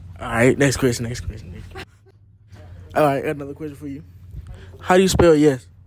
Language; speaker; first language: English; native; English